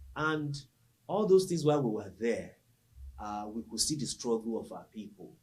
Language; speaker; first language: English; non-native, local second language; Yoruba